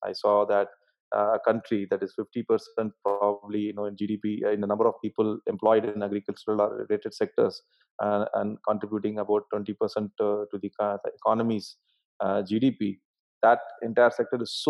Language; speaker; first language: English; non-native, local second language; Tamil